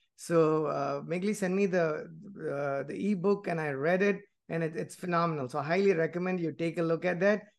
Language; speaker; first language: English; non-native, local second language; Tamil